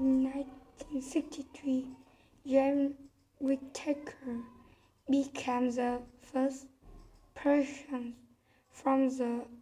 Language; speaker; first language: English; non-native, learner; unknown